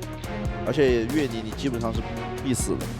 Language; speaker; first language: Chinese; native; Chinese